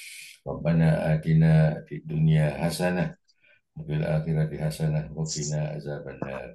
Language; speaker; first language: Arabic; non-native, fluent; Indonesian